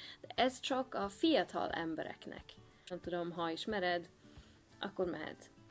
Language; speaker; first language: Hungarian; non-native, learner; Swedish